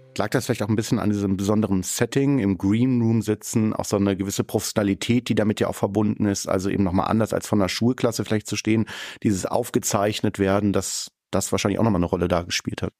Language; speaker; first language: German; native; German